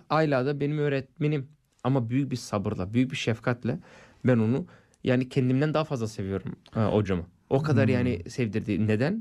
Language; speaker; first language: Turkish; non-native, fluent; English